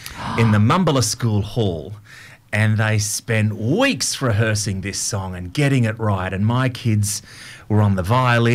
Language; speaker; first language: English; native; English